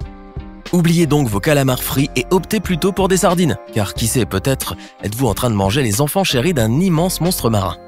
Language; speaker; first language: French; native; French